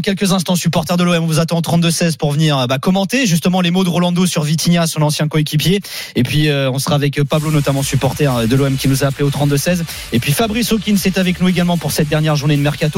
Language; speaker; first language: French; native; French